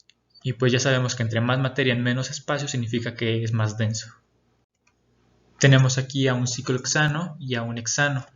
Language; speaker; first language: Spanish; native; Spanish